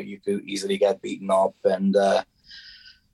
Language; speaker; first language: English; non-native, fluent; Hungarian